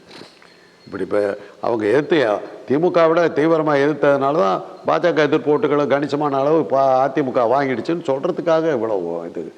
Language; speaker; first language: Tamil; native; Tamil